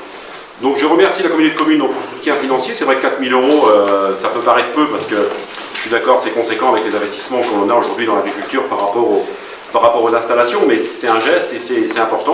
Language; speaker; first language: French; native; French